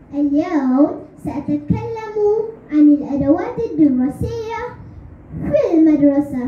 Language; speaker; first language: Arabic; non-native, learner; Malay